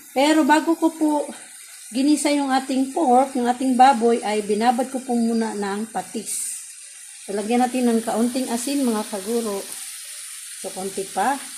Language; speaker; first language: Filipino; native; Filipino